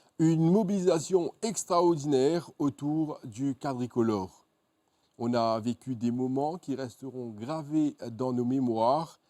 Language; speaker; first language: French; non-native, local second language; Morisyen